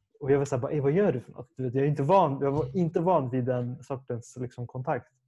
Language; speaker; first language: Swedish; early bilingual, other home language; Persian